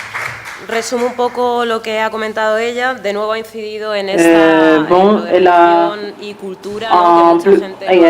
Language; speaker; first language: Spanish; native; Spanish